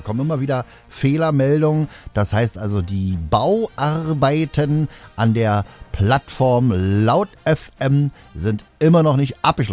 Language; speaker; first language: German; native; German